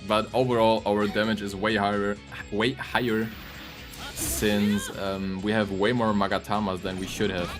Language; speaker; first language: English; non-native, fluent; German